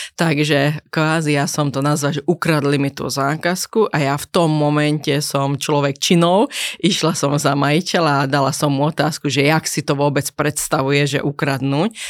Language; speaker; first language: Slovak; non-native, local second language; Hungarian